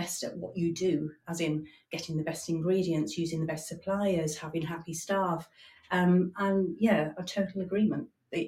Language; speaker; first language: English; native; English